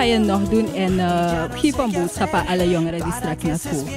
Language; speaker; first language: Dutch; native; Dutch